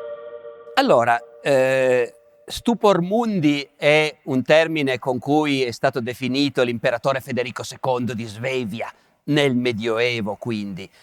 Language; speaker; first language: Italian; native; Italian